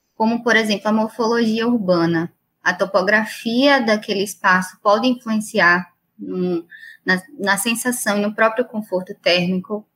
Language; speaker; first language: Portuguese; native; Portuguese